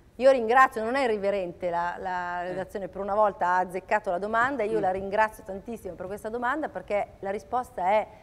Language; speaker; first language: Italian; native; Italian